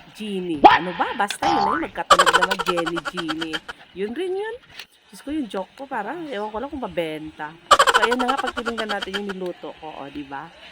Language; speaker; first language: Filipino; non-native, local second language; Cebuano